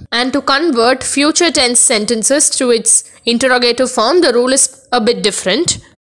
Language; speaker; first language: English; non-native, local second language; Tamil